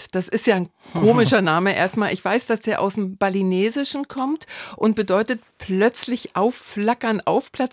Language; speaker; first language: German; native; German